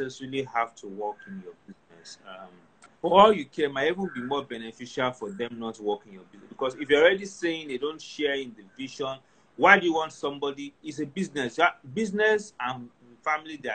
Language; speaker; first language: English; non-native, local second language; Yoruba